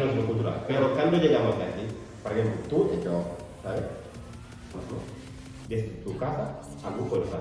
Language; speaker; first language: Spanish; non-native, learner; Fula